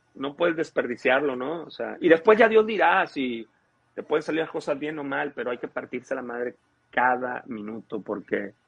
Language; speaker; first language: Spanish; native; Spanish